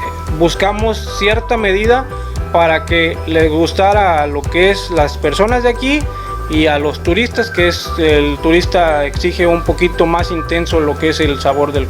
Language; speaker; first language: Spanish; native; Spanish